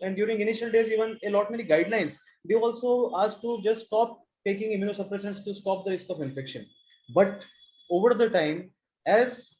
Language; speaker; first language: English; non-native, local second language; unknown